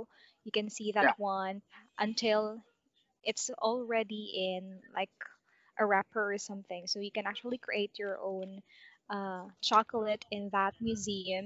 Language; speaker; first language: English; non-native, local second language; Cebuano